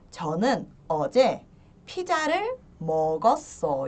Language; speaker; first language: Korean; early bilingual, heritage; Korean